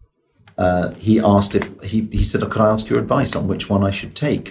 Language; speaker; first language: English; native; English